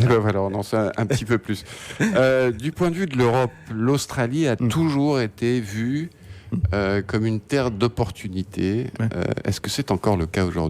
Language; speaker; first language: French; native; French